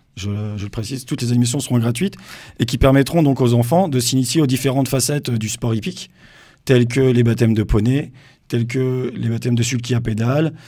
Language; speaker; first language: French; native; French